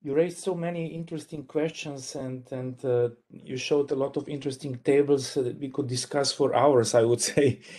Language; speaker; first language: English; non-native, fluent; Slovenian